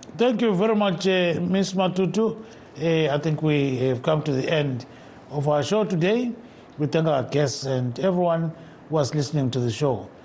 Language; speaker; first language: English; non-native, local second language; North Ndebele